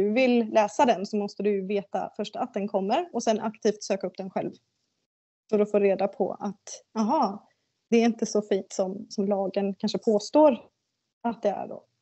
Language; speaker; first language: Swedish; native; Swedish